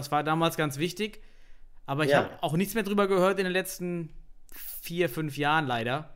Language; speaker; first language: German; native; German